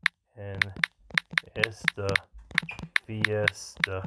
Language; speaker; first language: Spanish; non-native, learner; English